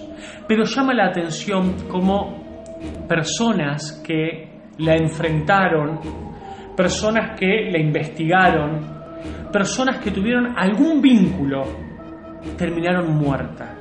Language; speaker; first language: Spanish; native; Spanish